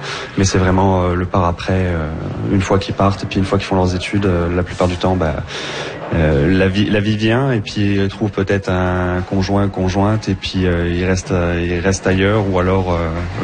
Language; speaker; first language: French; native; French